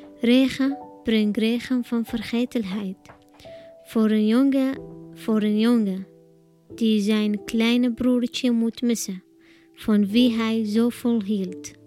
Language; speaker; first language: Dutch; non-native, learner; Arabic